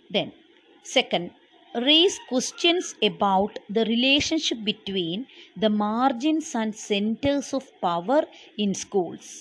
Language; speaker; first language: English; non-native, local second language; Malayalam